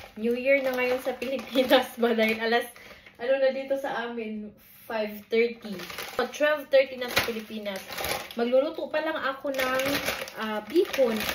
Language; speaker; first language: Filipino; non-native, local second language; Cebuano